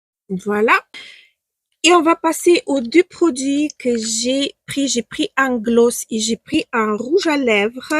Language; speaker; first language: French; non-native, fluent; Ukrainian